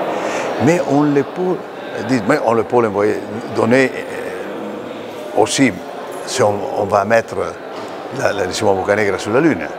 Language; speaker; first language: French; non-native, fluent; Italian